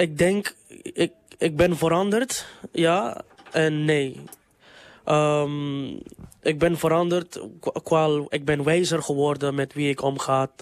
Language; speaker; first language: Dutch; non-native, local second language; English